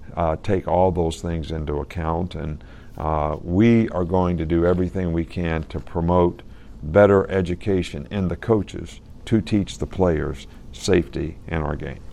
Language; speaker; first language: English; native; English